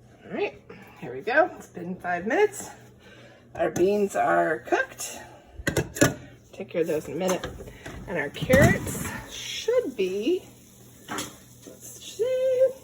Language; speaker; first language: English; native; English